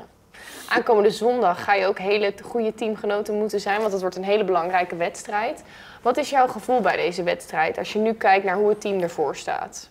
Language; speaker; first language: Dutch; native; Dutch